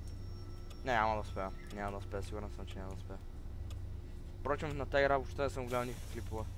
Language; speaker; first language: Bulgarian; native; Bulgarian